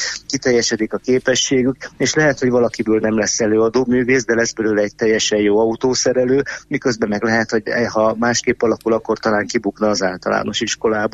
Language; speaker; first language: Hungarian; native; Hungarian